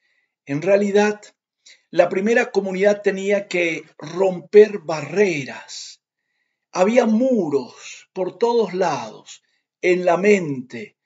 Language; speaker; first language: Spanish; native; Spanish